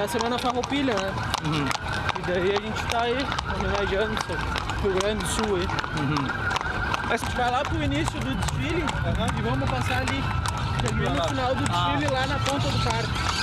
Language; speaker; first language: Portuguese; native; Portuguese